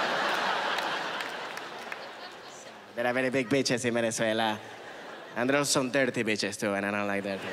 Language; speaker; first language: English; early bilingual, other home language; Spanish